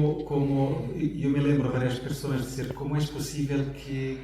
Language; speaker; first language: Spanish; non-native, fluent; Portuguese